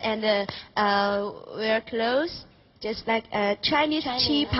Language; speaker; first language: English; non-native, learner; Chinese